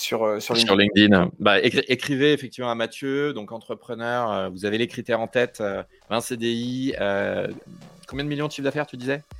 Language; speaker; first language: French; native; French